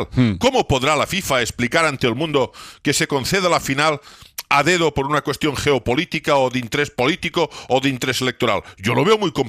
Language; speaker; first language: Spanish; native; Spanish